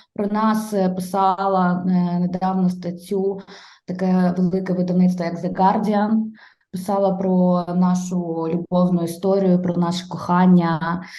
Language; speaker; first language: Ukrainian; non-native, local second language; Russian